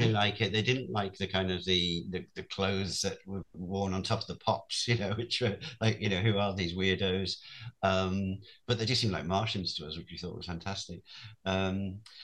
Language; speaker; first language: English; native; English